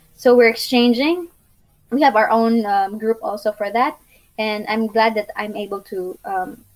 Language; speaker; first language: English; non-native, local second language; Cebuano